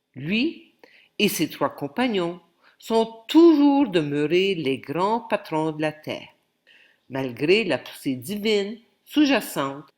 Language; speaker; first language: French; native; French